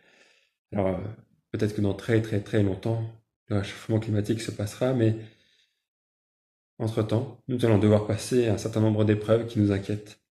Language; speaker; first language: French; native; French